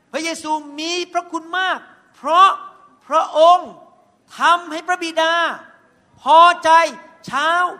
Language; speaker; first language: Thai; native; Thai